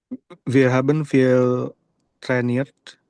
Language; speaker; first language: German; non-native, learner; Indonesian